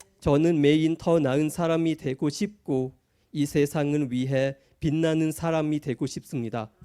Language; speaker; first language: Korean; non-native, fluent; Thai